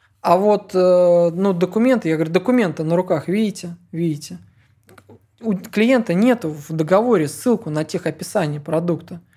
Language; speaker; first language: Russian; native; Russian